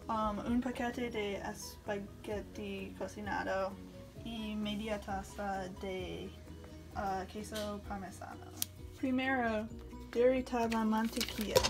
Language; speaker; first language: Spanish; non-native, learner; English